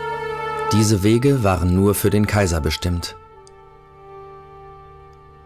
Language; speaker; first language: German; native; German